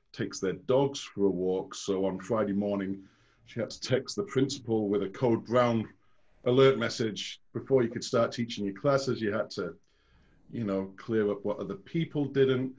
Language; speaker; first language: English; native; English